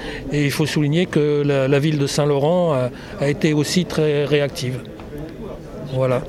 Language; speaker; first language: French; native; French